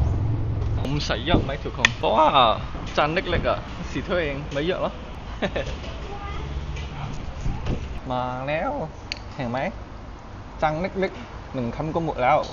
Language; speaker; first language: Thai; native; Thai